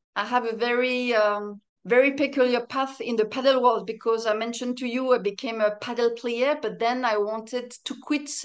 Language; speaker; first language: English; non-native, fluent; French